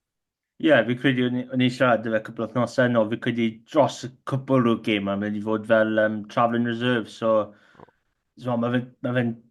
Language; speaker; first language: Welsh; non-native, local second language; English